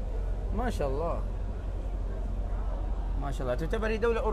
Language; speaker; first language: Arabic; native; Arabic